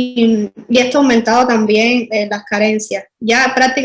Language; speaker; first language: Spanish; native; Spanish